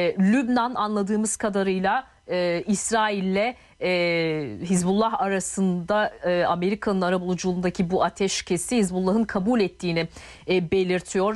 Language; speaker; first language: Turkish; native; Turkish